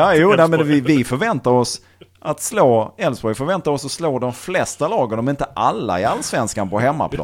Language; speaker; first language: Swedish; native; Swedish